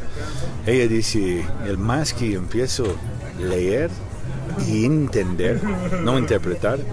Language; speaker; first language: Spanish; non-native, learner; English